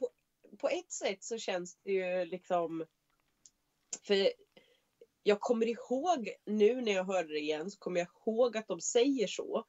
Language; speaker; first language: Swedish; native; Swedish